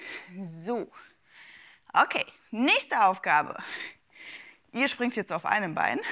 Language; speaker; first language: German; native; German